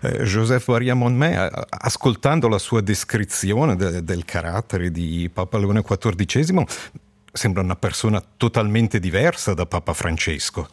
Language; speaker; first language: Italian; native; Italian